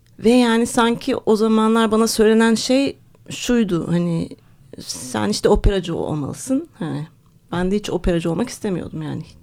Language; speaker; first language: Turkish; early bilingual, heritage; Turkish